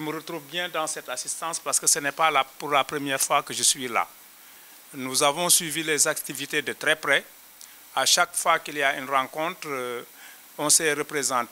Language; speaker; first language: French; non-native, local second language; Wolof